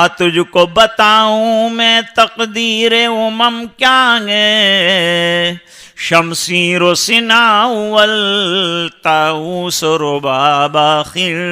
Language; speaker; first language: Urdu; non-native, local second language; Gujarati